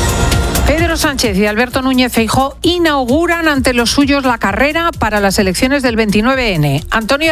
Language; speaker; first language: Spanish; native; Spanish